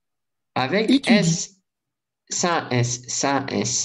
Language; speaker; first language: French; non-native, learner; Russian